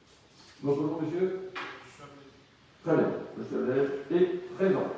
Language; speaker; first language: French; native; French